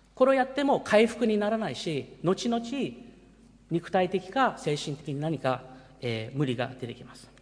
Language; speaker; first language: Japanese; early bilingual, heritage; Japanese